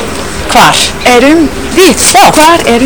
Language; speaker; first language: Icelandic; non-native, learner; English